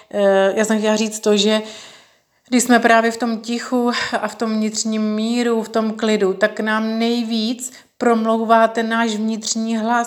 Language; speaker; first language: Czech; native; Czech